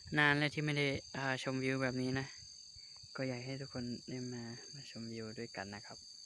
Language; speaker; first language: Thai; native; Thai